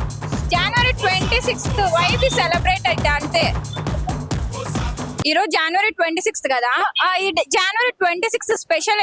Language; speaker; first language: Telugu; native; Telugu